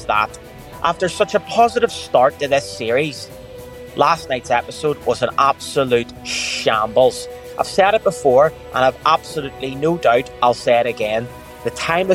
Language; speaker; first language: English; native; English